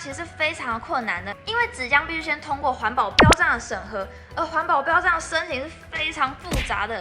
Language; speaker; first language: Chinese; native; Chinese